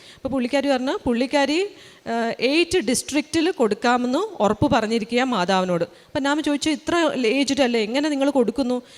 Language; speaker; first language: Malayalam; early bilingual, heritage; Malayalam